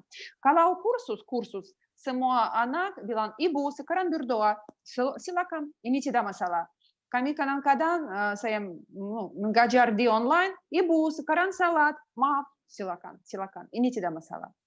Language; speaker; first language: Indonesian; non-native, learner; Russian